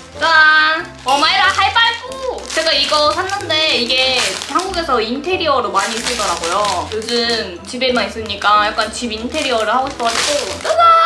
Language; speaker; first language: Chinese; non-native, fluent; Korean